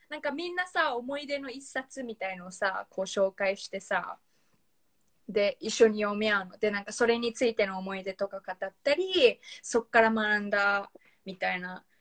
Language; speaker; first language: Japanese; native; Japanese